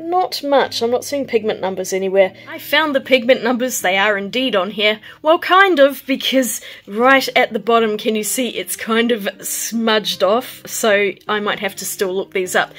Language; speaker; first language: English; native; English